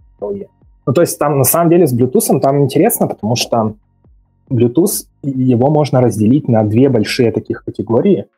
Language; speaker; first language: Russian; native; Russian